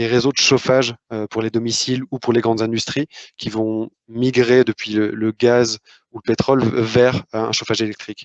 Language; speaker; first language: French; native; French